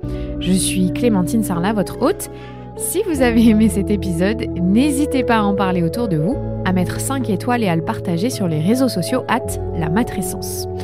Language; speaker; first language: French; native; French